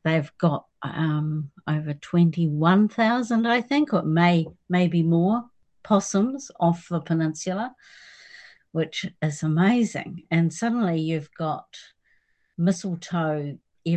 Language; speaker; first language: English; native; English